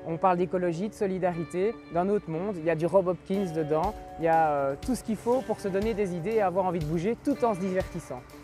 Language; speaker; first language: French; native; French